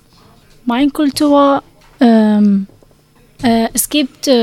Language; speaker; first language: German; non-native, learner; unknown